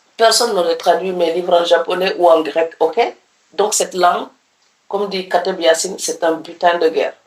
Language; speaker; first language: French; non-native, local second language; Serer